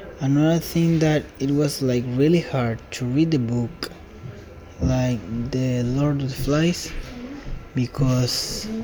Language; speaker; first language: English; non-native, learner; Spanish